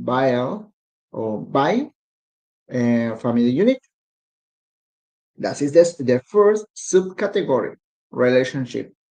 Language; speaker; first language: English; non-native, learner; Spanish